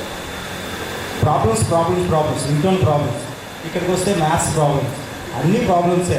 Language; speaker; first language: Telugu; native; Telugu